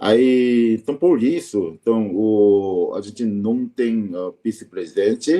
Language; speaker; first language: Portuguese; non-native, learner; Korean